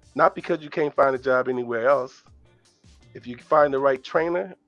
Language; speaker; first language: English; native; English